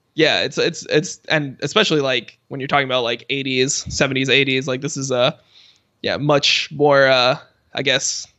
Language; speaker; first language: English; native; English